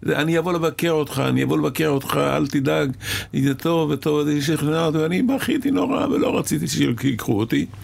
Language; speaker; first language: Hebrew; early bilingual, other home language; Arabic